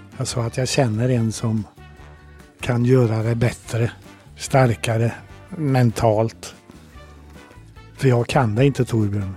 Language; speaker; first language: Swedish; native; Swedish